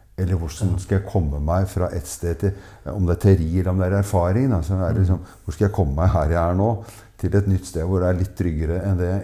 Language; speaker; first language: Norwegian; native; Norwegian